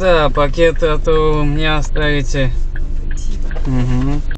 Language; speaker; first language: Russian; non-native, local second language; Kyrgyz